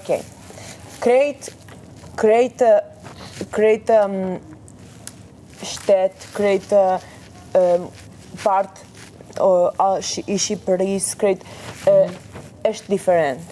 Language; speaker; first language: Albanian; non-native, learner; Italian